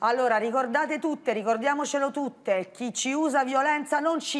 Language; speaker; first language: Italian; native; Italian